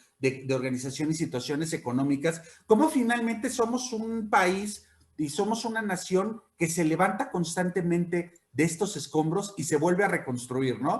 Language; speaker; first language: Spanish; native; Spanish